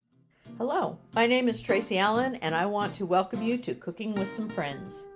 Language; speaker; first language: English; native; English